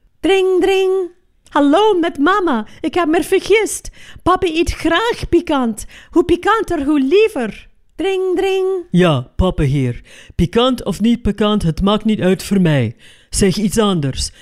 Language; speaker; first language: Dutch; non-native, fluent; English